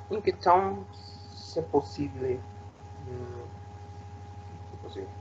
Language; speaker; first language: French; non-native, learner; Spanish